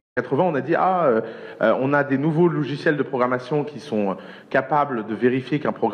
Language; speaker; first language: French; native; French